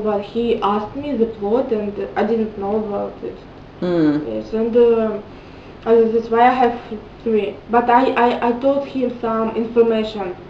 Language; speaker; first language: English; non-native, learner; Russian